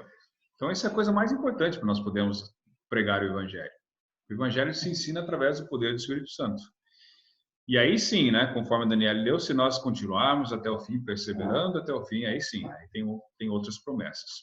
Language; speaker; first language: Portuguese; native; Portuguese